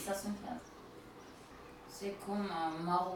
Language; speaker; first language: French; non-native, learner; Armenian